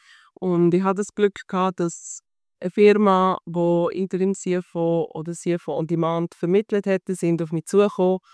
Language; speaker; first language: German; native; German